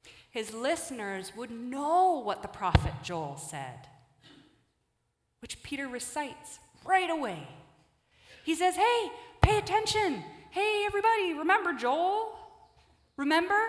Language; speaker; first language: English; native; English